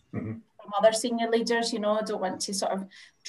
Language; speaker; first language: English; native; English